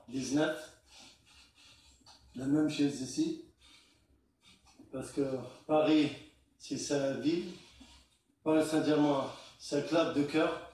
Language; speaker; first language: French; non-native, learner; Arabic